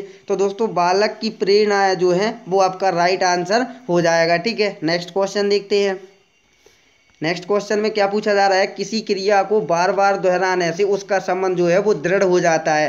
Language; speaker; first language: Hindi; native; Hindi